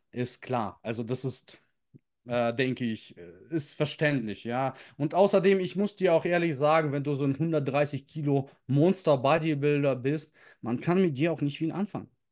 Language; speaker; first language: German; early bilingual, other home language; Russian